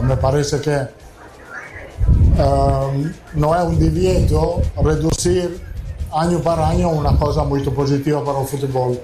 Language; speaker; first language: Portuguese; non-native, fluent; Italian